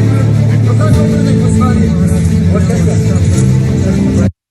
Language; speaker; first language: Swedish; non-native, learner; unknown